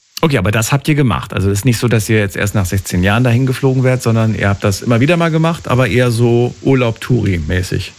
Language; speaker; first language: German; native; German